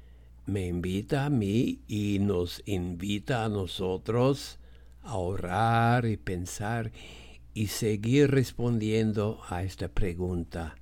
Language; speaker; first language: Spanish; non-native, fluent; English